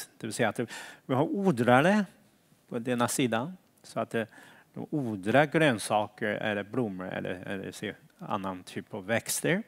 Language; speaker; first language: Swedish; non-native, fluent; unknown